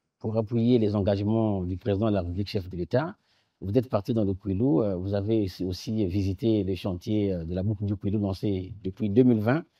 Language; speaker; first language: French; native; French